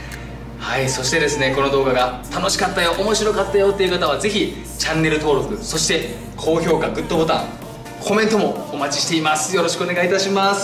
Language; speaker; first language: Japanese; native; Japanese